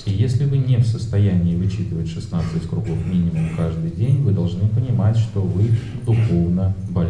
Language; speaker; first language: Russian; native; Russian